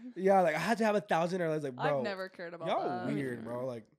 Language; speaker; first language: English; native; English